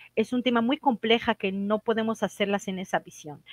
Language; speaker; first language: Spanish; non-native, fluent; Arabic